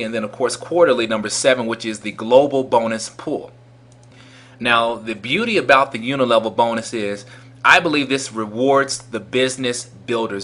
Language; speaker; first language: English; native; English